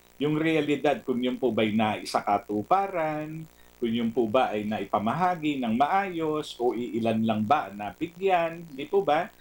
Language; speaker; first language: Filipino; native; Filipino